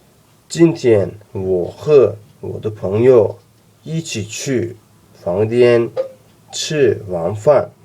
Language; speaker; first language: Chinese; non-native, learner; Azerbaijani